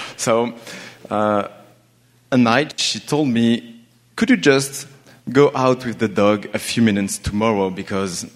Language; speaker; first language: English; non-native, learner; French